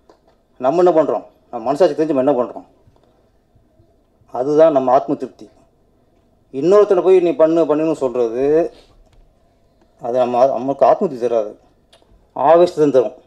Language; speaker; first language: Tamil; native; Tamil